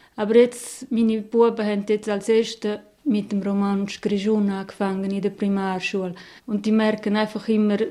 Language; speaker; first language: German; non-native, local second language; Romansh